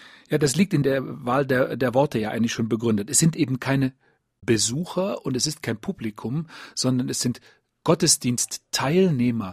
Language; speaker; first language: German; native; German